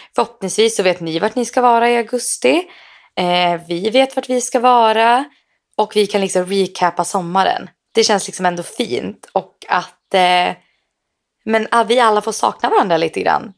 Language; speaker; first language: Swedish; native; Swedish